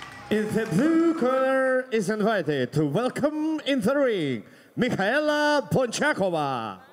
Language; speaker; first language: English; non-native, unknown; Russian